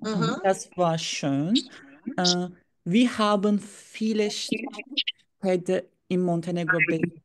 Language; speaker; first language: German; non-native, learner; Turkish